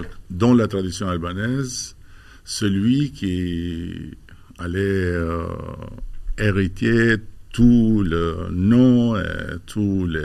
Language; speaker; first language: French; non-native, fluent; Albanian